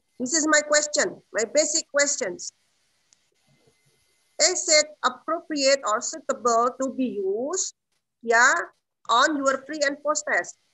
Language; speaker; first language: English; non-native, fluent; Indonesian